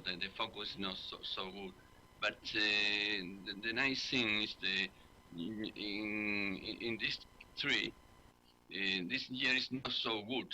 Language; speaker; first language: English; non-native, learner; Spanish